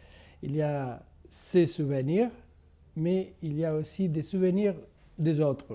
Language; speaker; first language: French; non-native, fluent; Spanish